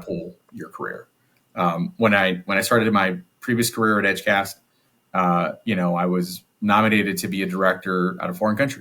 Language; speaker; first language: English; native; English